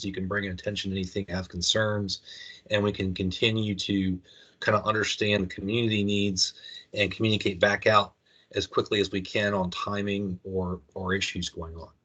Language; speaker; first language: English; native; English